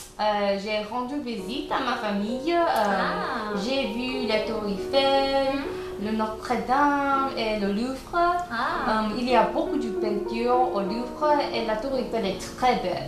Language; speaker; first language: French; non-native, learner; English